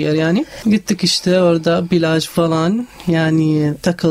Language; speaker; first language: Turkish; non-native, fluent; Arabic